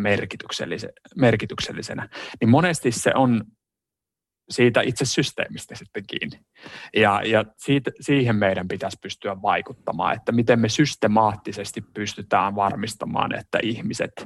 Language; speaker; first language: Finnish; native; Finnish